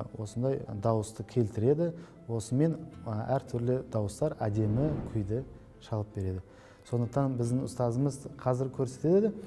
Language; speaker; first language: Kazakh; non-native, local second language; Uzbek